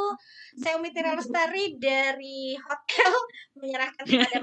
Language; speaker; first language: Indonesian; native; Indonesian